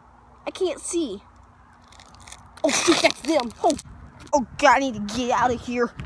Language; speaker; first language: English; native; English